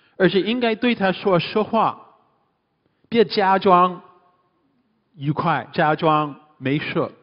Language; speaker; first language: Chinese; non-native, fluent; English